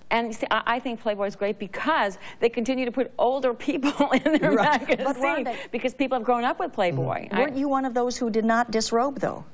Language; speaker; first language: English; native; English